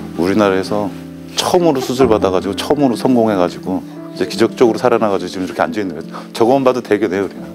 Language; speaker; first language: Korean; native; Korean